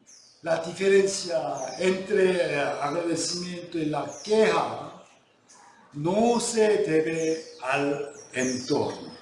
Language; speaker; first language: Spanish; non-native, fluent; Korean